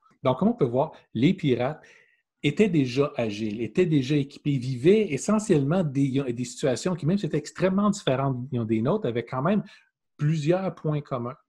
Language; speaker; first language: French; native; French